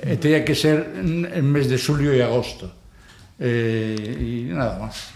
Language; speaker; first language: Galician; non-native, local second language; Spanish